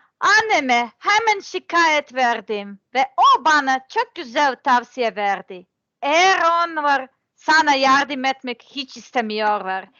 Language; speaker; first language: Turkish; non-native, learner; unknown